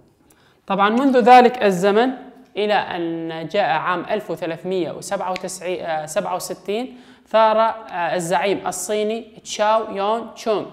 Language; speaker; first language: Arabic; non-native, local second language; Kurdish